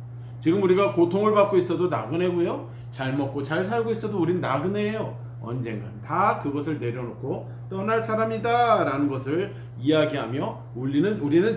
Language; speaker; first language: Korean; native; Korean